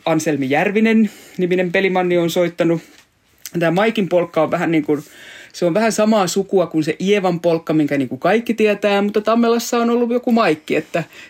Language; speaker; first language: Finnish; native; Finnish